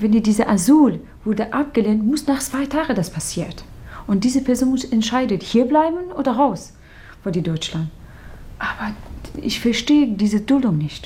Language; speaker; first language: German; non-native, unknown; Persian